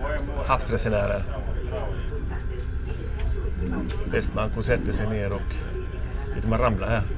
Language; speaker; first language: Swedish; native; Swedish